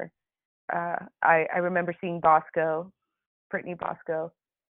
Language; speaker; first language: English; native; English